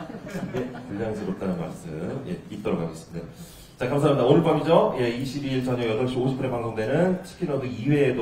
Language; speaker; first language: Korean; native; Korean